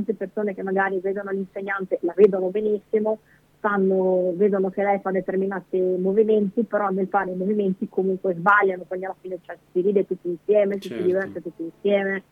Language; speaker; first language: Italian; native; Italian